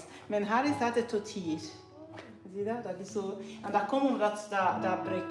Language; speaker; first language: Dutch; non-native, learner; English